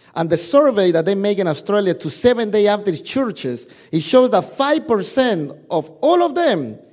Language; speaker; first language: English; non-native, fluent; Spanish